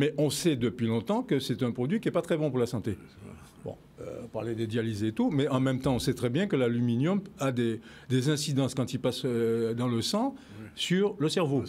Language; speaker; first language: French; native; French